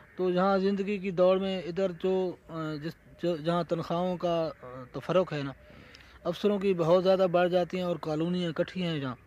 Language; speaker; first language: Urdu; non-native, local second language; Punjabi